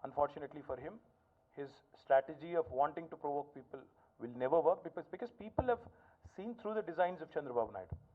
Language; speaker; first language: English; non-native, local second language; Telugu